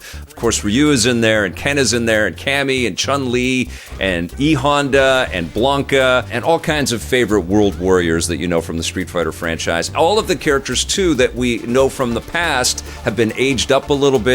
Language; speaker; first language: English; native; English